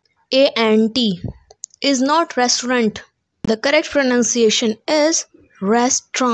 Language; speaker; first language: English; non-native, local second language; Hindi